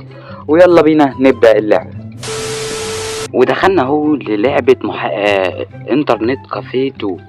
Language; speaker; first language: Arabic; native; Arabic